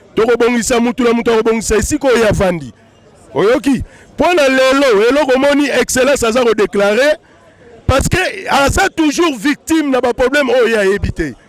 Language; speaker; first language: Lingala; native; Lingala